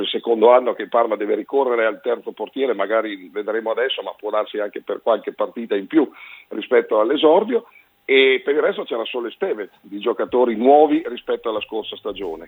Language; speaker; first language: Italian; native; Italian